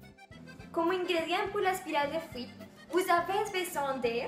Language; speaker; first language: French; non-native, learner; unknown